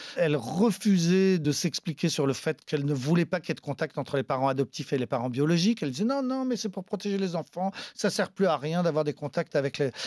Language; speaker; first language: French; native; French